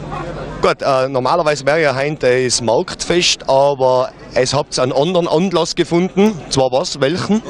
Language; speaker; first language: German; native; German